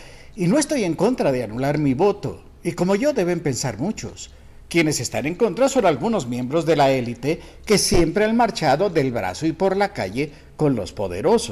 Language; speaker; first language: Spanish; native; Spanish